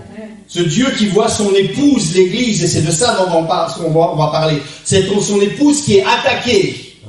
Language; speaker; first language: French; native; French